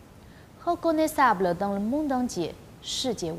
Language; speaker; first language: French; non-native, fluent; Chinese